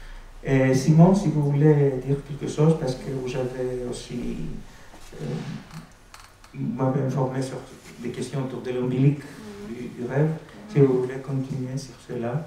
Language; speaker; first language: French; non-native, fluent; Greek